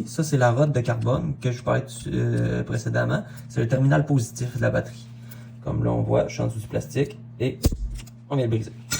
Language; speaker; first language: French; native; French